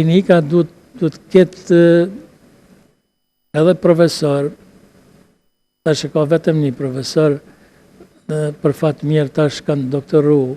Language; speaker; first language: Albanian; native; Albanian